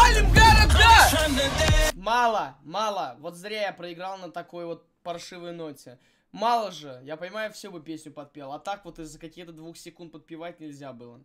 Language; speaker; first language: Russian; native; Russian